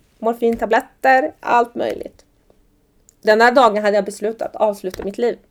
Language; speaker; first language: Swedish; early bilingual, other home language; Persian